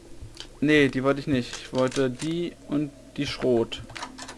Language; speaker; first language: German; native; German